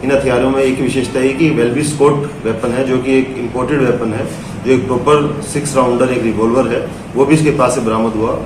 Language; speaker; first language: Hindi; native; Hindi